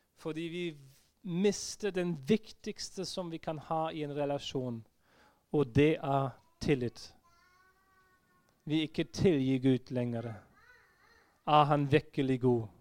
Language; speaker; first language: Norwegian; non-native, fluent; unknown